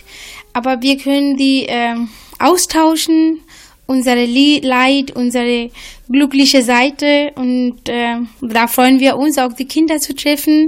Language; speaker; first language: German; non-native, fluent; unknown